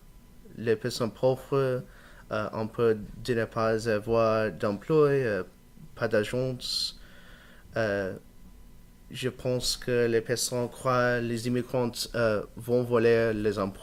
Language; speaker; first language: French; non-native, learner; English